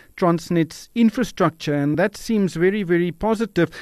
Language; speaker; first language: English; non-native, local second language; Afrikaans